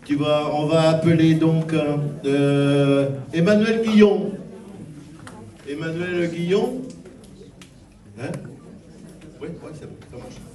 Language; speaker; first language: French; native; French